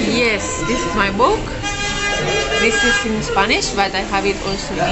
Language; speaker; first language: English; non-native, fluent; Spanish